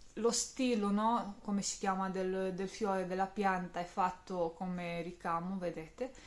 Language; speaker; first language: Italian; non-native, fluent; Romanian